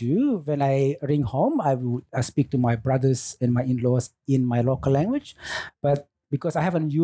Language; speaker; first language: English; non-native, fluent; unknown